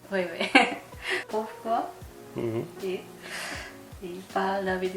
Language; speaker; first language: French; non-native, learner; Japanese